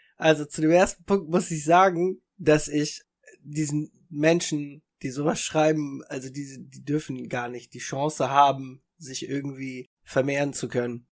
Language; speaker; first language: German; early bilingual, other home language; Italian